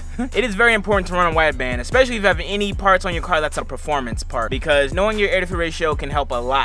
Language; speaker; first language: English; native; English